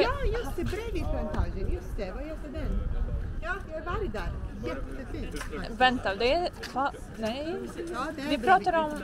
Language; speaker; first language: Swedish; non-native, learner; Russian